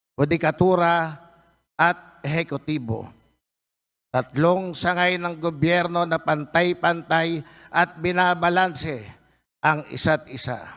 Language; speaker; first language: Filipino; native; Filipino